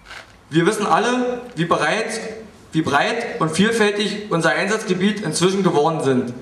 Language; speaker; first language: German; native; German